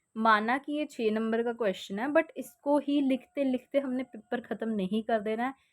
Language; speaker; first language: Hindi; native; Hindi